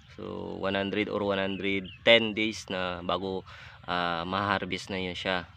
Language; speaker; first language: Filipino; non-native, local second language; Hiligaynon